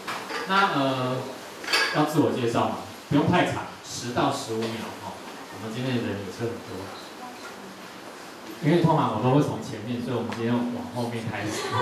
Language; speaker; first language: Chinese; native; Chinese